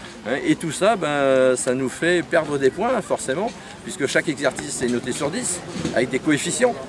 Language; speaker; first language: French; native; French